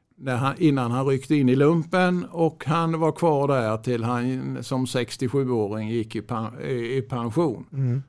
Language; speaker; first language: Swedish; native; Swedish